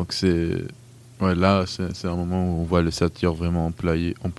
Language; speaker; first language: French; non-native, fluent; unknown